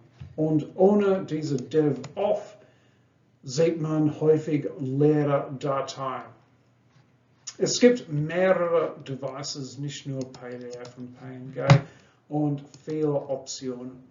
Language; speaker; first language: German; non-native, fluent; English